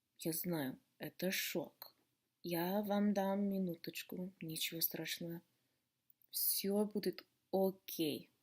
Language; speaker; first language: Russian; non-native, learner; English